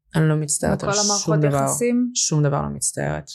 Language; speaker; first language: Hebrew; early bilingual, other home language; Russian